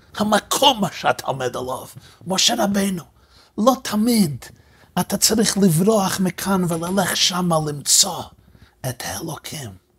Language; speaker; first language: Hebrew; non-native, fluent; English